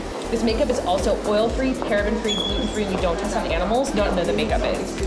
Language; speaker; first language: English; native; English